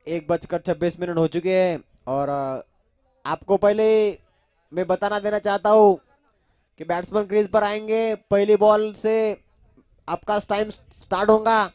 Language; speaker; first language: Hindi; non-native, local second language; Marathi